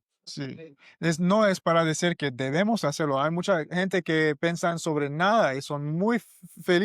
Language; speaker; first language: Spanish; non-native, learner; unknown